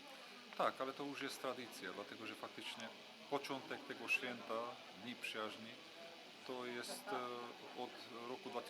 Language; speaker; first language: Polish; non-native, fluent; Hungarian